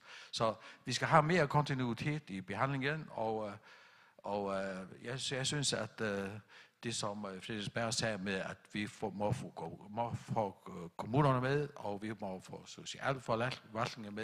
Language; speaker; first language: Danish; non-native, local second language; Faroese